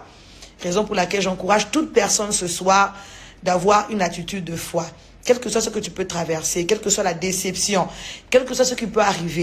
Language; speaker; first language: French; non-native, local second language; Lingala